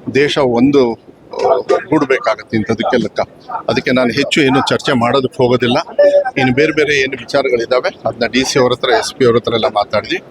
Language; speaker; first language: Kannada; native; Kannada